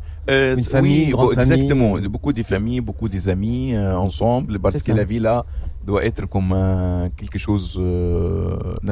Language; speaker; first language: French; non-native, learner; Arabic